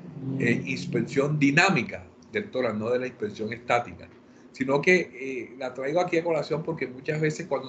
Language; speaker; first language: Spanish; native; Spanish